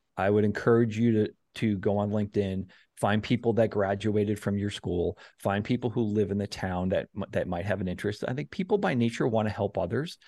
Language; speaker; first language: English; native; English